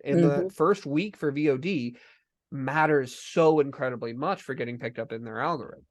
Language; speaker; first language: English; native; English